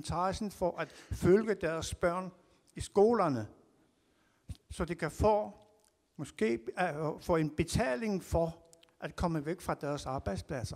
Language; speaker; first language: Danish; non-native, local second language; Kalaallisut